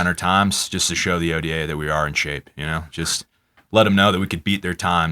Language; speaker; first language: English; native; English